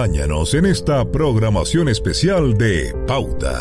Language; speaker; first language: Spanish; native; Spanish